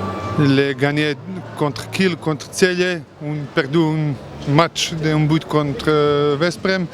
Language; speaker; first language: French; non-native, learner; Croatian